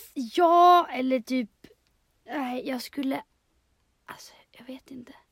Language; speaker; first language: Swedish; early bilingual, other home language; Spanish